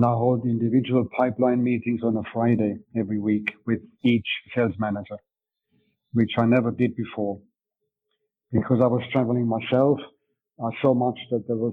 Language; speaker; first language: English; non-native, fluent; German